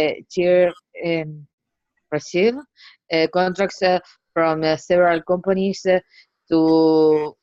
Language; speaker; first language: English; non-native, learner; Spanish